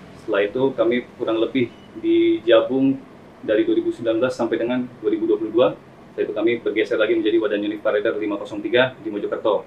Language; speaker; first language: Indonesian; early bilingual, other home language; Arabic